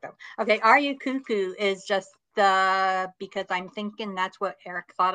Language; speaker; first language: English; native; English